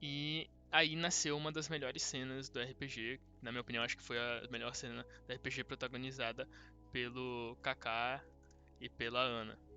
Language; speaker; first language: Portuguese; native; Portuguese